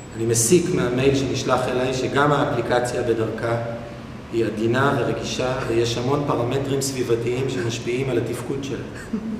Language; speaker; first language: Hebrew; native; Hebrew